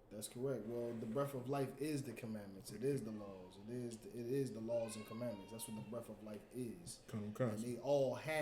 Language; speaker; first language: English; native; English